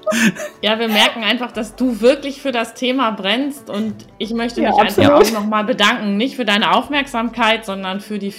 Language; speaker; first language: German; native; German